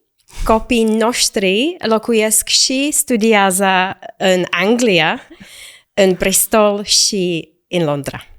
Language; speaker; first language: Romanian; non-native, learner; English